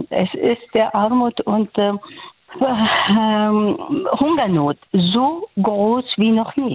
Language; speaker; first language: German; non-native, fluent; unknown